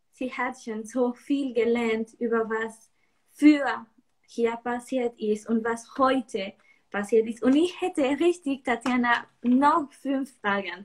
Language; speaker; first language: German; non-native, learner; Spanish